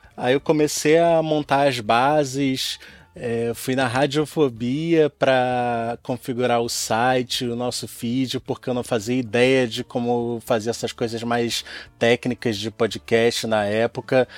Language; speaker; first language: Portuguese; native; Portuguese